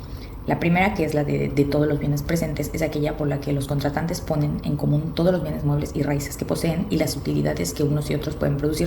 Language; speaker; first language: Spanish; native; Spanish